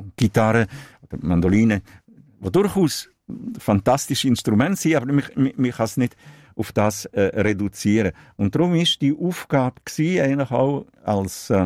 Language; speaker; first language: German; non-native, local second language; Italian